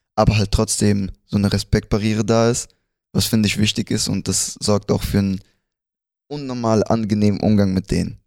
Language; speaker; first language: German; early bilingual, other home language; Spanish